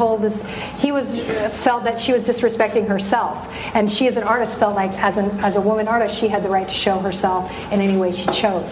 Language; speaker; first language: English; native; English